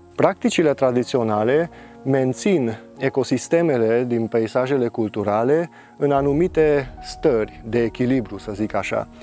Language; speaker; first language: Romanian; non-native, local second language; Hungarian